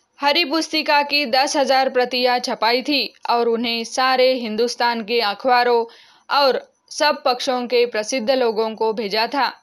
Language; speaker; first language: Hindi; non-native, local second language; Marathi